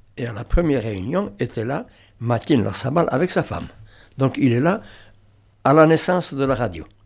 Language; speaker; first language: French; non-native, local second language; Basque